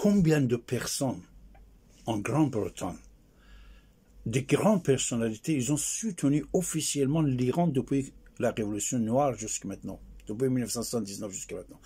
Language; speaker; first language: French; non-native, fluent; Persian